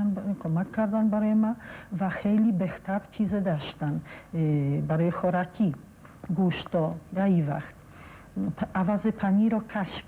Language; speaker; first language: Persian; non-native, fluent; Polish